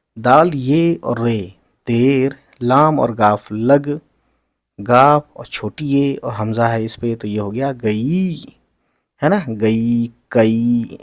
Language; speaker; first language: Hindi; native; Hindi